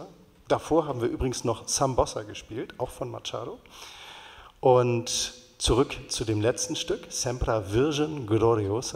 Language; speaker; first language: German; native; German